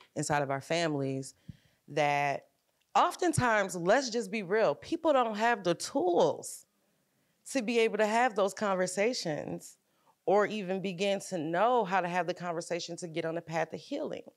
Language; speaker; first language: English; native; English